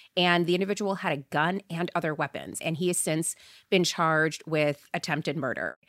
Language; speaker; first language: English; native; English